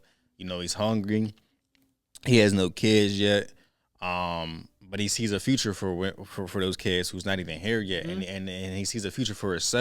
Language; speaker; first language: English; native; English